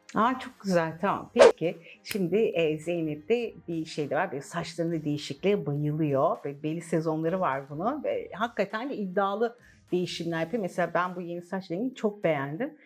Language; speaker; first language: Turkish; native; Turkish